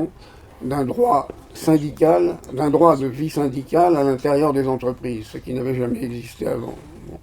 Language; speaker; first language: French; native; French